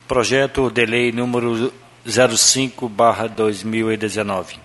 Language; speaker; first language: Portuguese; native; Portuguese